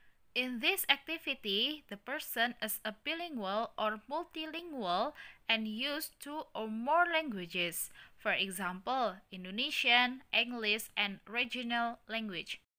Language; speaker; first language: English; non-native, learner; Indonesian